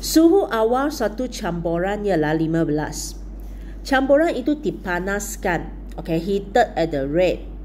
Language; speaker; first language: Malay; non-native, local second language; Chinese